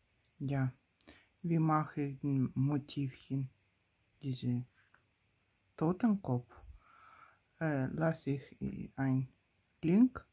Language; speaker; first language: German; non-native, fluent; Russian